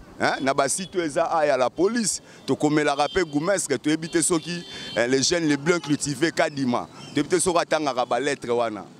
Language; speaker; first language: Lingala; native; Lingala